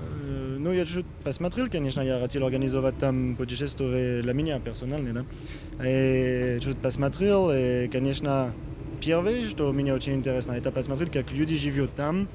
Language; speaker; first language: Russian; non-native, learner; French